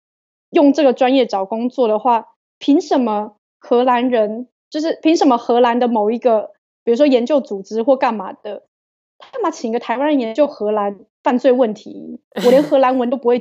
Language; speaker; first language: Chinese; native; Chinese